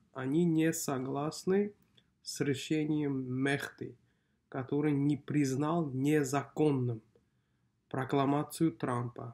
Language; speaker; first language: Russian; non-native, local second language; Uzbek